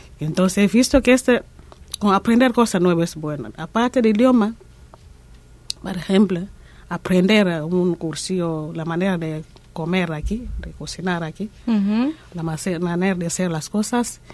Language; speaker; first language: Spanish; non-native, learner; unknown